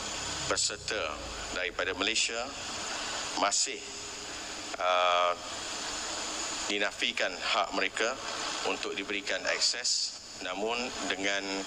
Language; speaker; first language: Malay; native; Malay